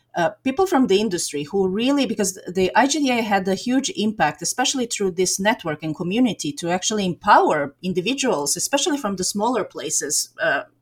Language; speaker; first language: English; non-native, fluent; Serbian